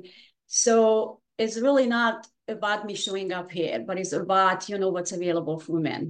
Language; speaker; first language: English; non-native, fluent; Hungarian